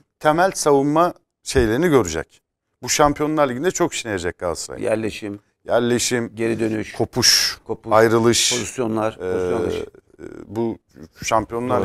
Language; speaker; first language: Turkish; native; Turkish